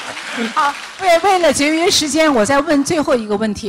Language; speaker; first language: Chinese; native; Chinese